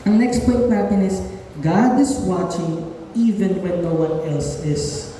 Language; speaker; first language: English; non-native, local second language; Filipino